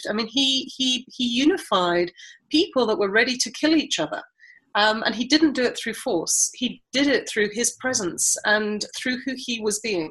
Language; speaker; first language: English; native; English